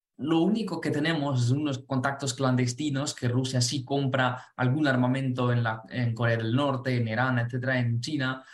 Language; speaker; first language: Spanish; non-native, fluent; Ukrainian